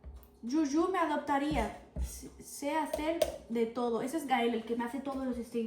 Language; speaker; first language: Spanish; early bilingual, other home language; Portuguese